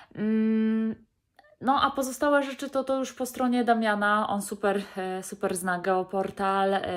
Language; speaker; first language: Polish; native; Polish